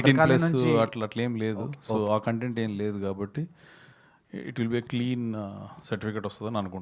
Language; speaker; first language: Telugu; native; Telugu